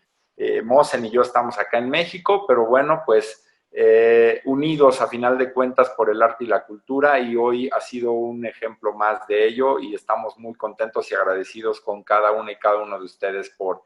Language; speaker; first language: Spanish; native; Spanish